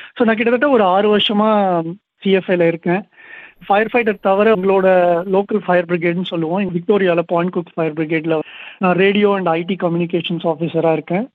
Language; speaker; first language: Tamil; native; Tamil